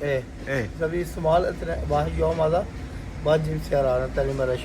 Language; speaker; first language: Arabic; non-native, learner; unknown